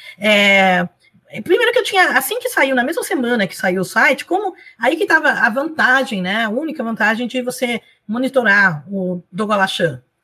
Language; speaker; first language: Portuguese; early bilingual, other home language; Spanish